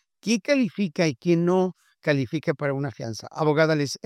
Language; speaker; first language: Spanish; native; Spanish